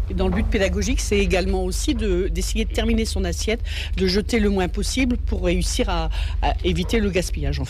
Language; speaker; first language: French; native; French